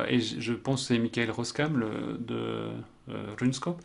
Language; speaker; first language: French; native; French